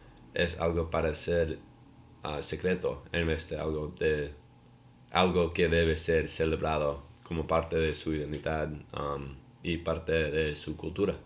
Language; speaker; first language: Spanish; non-native, learner; English